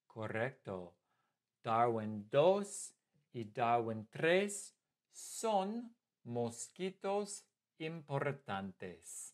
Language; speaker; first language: Spanish; non-native, fluent; English